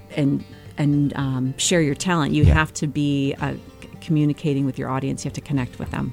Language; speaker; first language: English; native; English